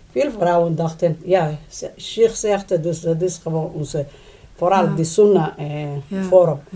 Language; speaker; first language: Dutch; non-native, learner; Somali